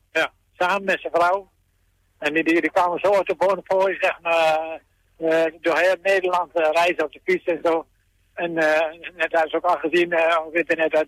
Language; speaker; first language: Dutch; native; Dutch